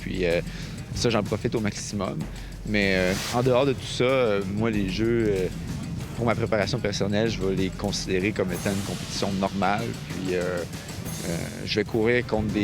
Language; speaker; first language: French; native; French